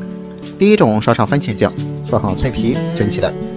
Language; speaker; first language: Chinese; native; Chinese